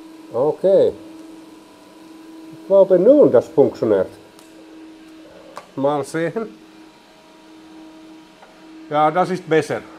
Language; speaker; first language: German; non-native, learner; Finnish